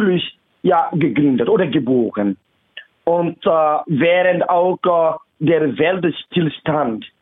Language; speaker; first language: German; non-native, fluent; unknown